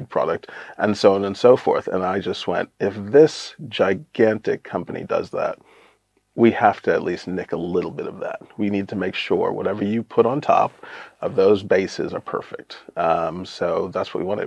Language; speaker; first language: English; native; English